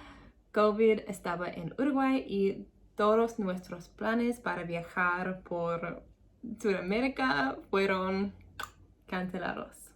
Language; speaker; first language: Spanish; non-native, learner; English